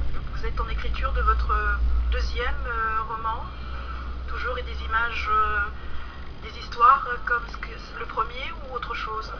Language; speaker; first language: French; native; French